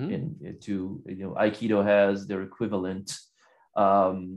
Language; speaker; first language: English; non-native, fluent; Italian